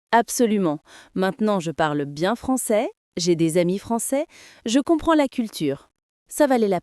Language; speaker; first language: French; non-native, fluent; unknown